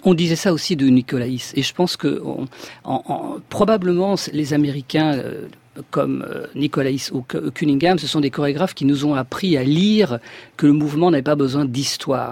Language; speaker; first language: French; native; French